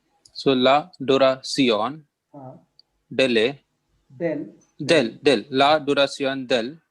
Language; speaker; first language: Spanish; non-native, learner; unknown